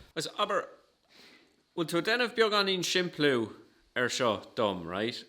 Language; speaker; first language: Irish; non-native, local second language; English